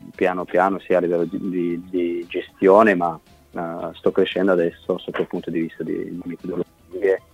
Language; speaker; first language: Italian; non-native, fluent; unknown